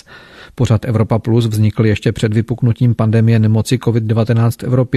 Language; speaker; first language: Czech; native; Czech